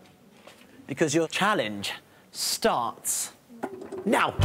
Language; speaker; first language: English; native; English